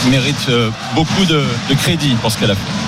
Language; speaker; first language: French; native; French